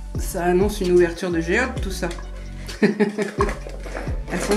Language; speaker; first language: French; native; French